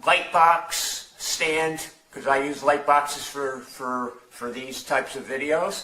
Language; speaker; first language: English; native; English